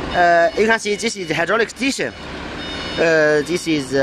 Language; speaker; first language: English; non-native, learner; Chinese